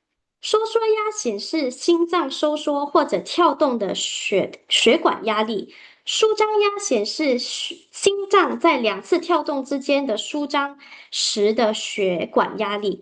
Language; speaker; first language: Chinese; native; Chinese